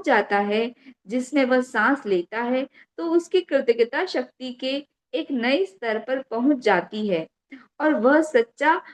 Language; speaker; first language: Hindi; native; Hindi